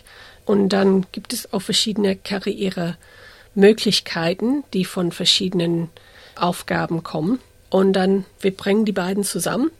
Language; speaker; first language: German; early bilingual, heritage; English